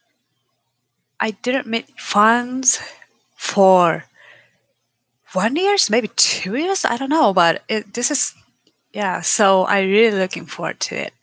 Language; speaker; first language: English; non-native, learner; Japanese